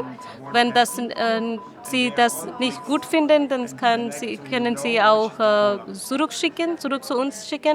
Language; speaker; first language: German; non-native, learner; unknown